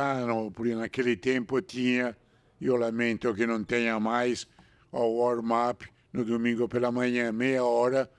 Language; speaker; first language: Portuguese; non-native, fluent; Italian